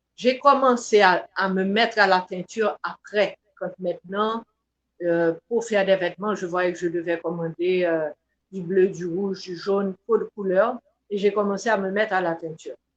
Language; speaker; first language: French; non-native, local second language; Haitian Creole